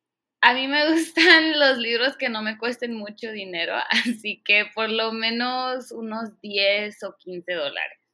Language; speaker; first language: Spanish; early bilingual, heritage; Spanish